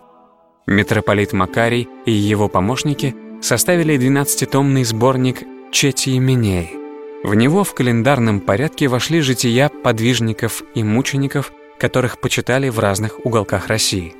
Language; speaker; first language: Russian; native; Russian